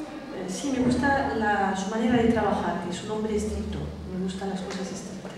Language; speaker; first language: Spanish; non-native, fluent; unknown